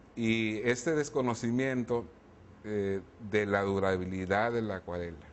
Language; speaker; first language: Spanish; native; Spanish